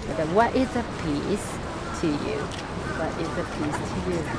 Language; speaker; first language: English; non-native, learner; Japanese